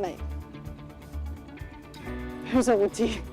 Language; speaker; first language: Basque; non-native, local second language; Spanish